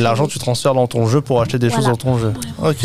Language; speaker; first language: French; native; French